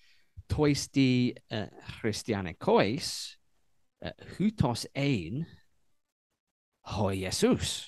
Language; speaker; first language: Greek; non-native, learner; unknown